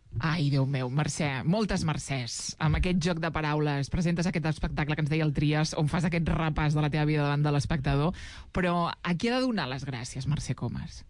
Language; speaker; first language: Catalan; native; Catalan